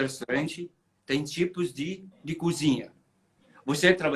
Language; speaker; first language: Portuguese; non-native, learner; Arabic